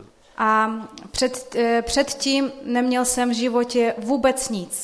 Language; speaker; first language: Czech; non-native, fluent; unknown